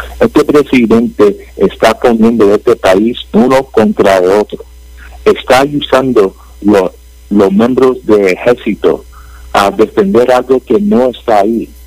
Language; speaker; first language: Spanish; early bilingual, heritage; Spanish